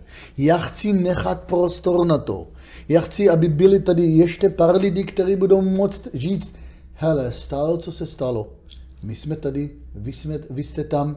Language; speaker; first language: Czech; non-native, learner; Hebrew